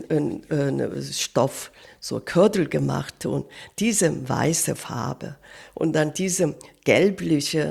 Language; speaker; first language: German; non-native, fluent; Korean